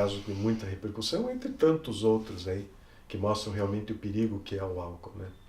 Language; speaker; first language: Portuguese; native; Portuguese